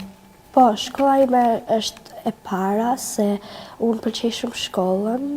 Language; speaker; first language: Albanian; early bilingual, heritage; Albanian